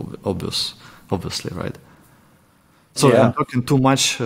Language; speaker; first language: English; non-native, fluent; Russian